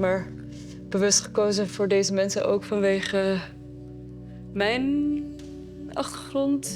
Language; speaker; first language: Dutch; early bilingual, other home language; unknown